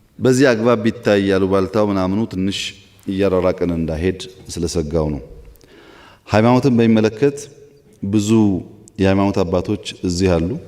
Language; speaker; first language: Amharic; non-native, local second language; Oromo